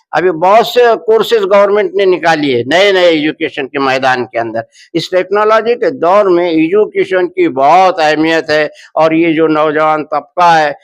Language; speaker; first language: Hindi; non-native, local second language; Urdu